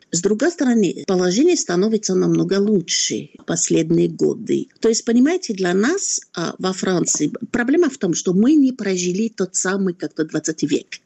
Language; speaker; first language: Russian; non-native, fluent; French